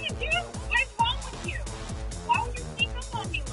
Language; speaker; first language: English; native; English